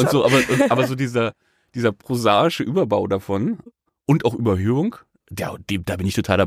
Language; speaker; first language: German; native; German